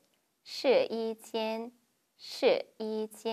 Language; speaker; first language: Chinese; non-native, fluent; Korean